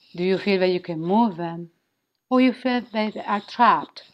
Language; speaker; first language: English; non-native, learner; Italian